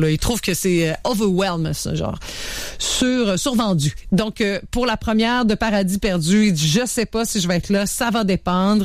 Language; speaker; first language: French; native; French